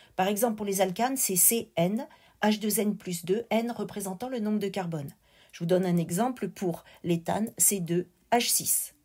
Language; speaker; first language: French; native; French